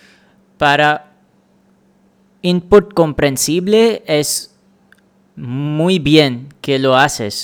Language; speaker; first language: Spanish; non-native, fluent; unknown